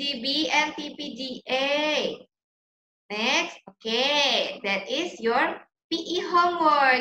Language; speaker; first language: English; non-native, learner; Indonesian